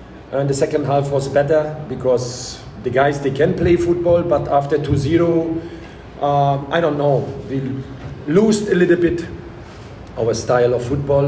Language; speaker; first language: English; non-native, fluent; German